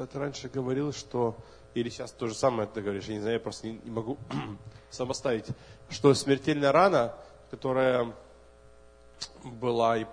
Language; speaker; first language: Russian; native; Russian